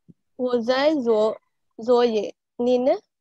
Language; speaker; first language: Chinese; non-native, learner; Malay